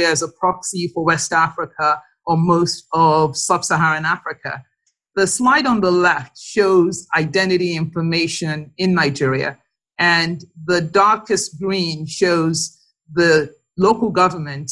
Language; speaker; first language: English; non-native, local second language; Yoruba